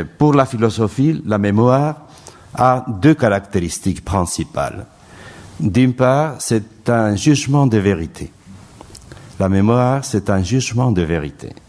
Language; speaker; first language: French; non-native, fluent; Spanish